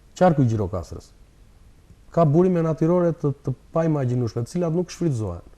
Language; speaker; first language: Albanian; native; Albanian